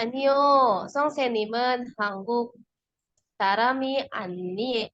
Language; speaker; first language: Korean; non-native, learner; Indonesian